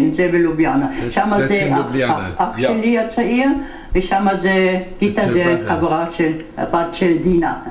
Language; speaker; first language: Hebrew; non-native, fluent; German